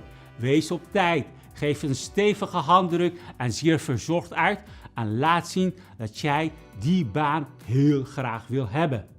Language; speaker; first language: Dutch; non-native, fluent; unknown